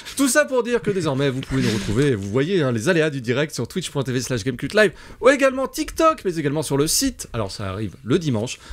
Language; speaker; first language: French; native; French